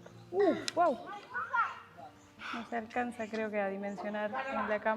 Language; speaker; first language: Spanish; native; Spanish